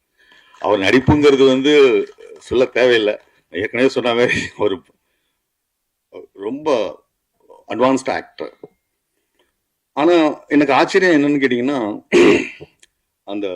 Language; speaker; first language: Tamil; native; Tamil